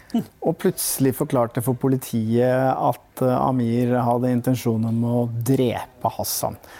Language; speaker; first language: Norwegian; native; Norwegian